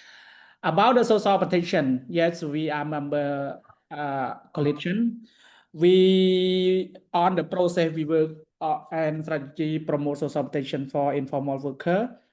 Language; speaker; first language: English; non-native, learner; Khmer